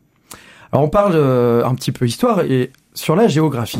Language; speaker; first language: French; native; French